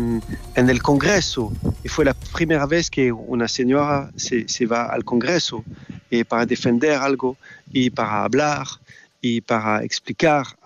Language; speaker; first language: Spanish; non-native, learner; French